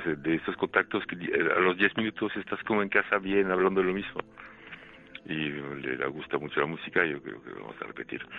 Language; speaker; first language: Spanish; non-native, fluent; French